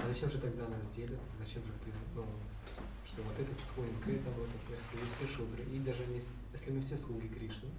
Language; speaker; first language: Russian; native; Russian